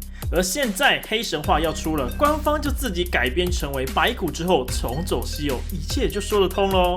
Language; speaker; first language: Chinese; native; Chinese